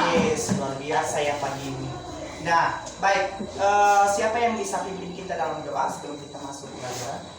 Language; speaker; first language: Indonesian; non-native, local second language; Nias